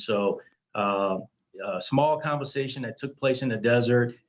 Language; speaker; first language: English; native; English